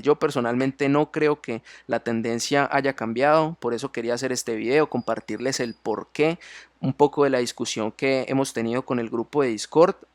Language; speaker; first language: Spanish; native; Spanish